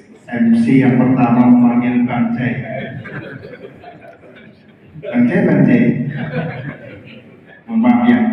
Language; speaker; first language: Indonesian; native; Indonesian